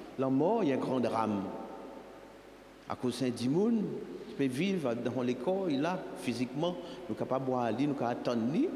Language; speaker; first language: French; non-native, local second language; Seselwa Creole French